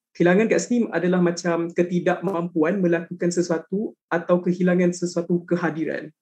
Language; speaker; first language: Malay; native; Malay